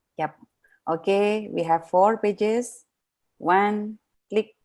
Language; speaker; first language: English; non-native, fluent; Indonesian